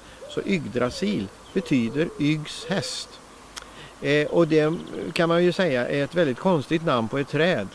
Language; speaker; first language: Swedish; native; Swedish